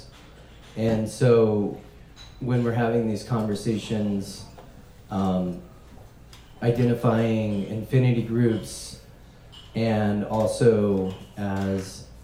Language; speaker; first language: English; native; English